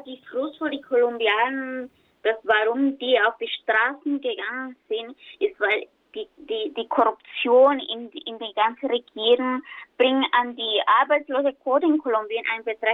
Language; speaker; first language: German; non-native, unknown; Spanish